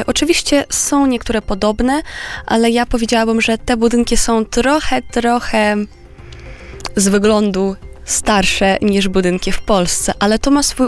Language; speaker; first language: Polish; non-native, fluent; Romanian